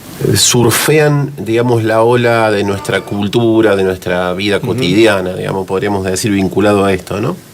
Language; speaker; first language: Spanish; native; Spanish